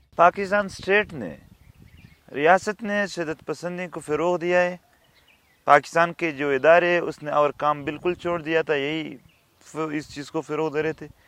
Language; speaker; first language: Urdu; non-native, local second language; Pashto